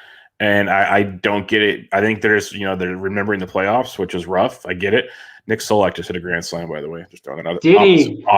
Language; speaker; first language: English; native; English